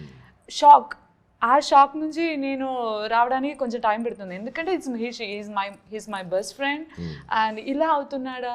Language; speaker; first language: Telugu; non-native, learner; Malayalam